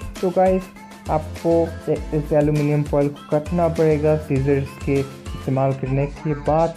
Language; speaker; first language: Hindi; non-native, learner; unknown